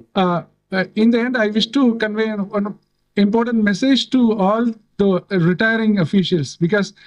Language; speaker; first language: English; non-native, local second language; Tamil